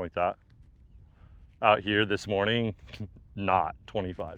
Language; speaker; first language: English; native; English